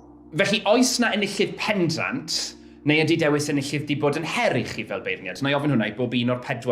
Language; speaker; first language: Welsh; native; Welsh